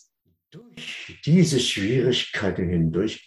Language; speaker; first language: German; non-native, learner; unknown